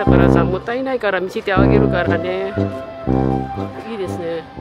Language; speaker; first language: Japanese; non-native, learner; Filipino